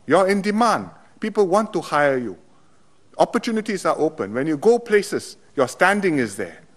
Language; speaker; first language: English; native; English